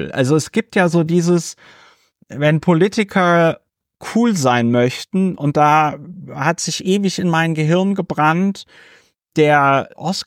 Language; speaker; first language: German; native; German